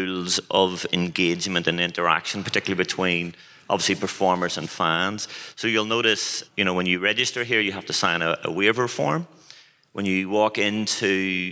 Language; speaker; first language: English; native; English